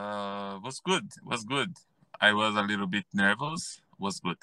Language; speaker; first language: English; non-native, learner; Portuguese